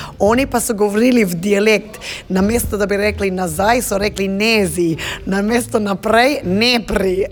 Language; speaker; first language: Slovenian; early bilingual, heritage; Slovenian